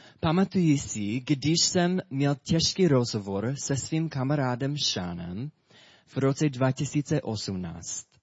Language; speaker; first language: Czech; non-native, fluent; English